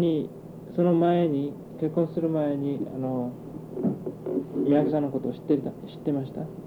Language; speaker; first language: Japanese; early bilingual, heritage; Japanese